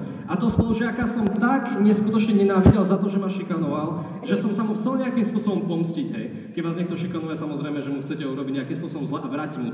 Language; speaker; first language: Slovak; native; Slovak